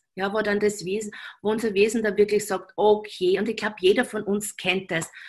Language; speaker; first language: German; native; German